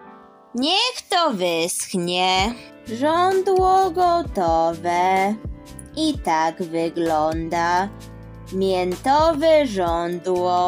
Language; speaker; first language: Polish; early bilingual, heritage; Polish